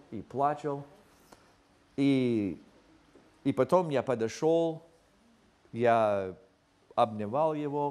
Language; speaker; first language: Russian; non-native, fluent; English